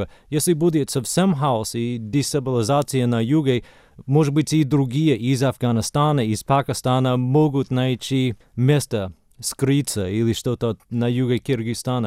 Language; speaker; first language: Russian; non-native, fluent; English